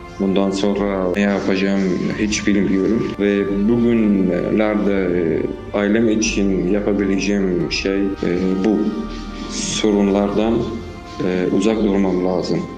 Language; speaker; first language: Turkish; non-native, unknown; Arabic